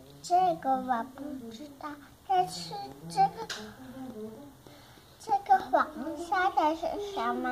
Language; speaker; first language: Chinese; early bilingual, heritage; Chinese